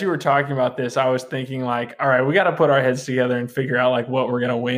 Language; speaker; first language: English; native; English